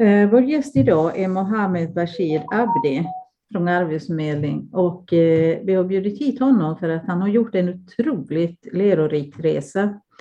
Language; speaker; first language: Swedish; non-native, fluent; Spanish